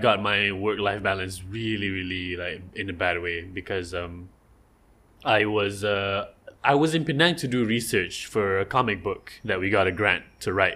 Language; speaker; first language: English; non-native, local second language; Malay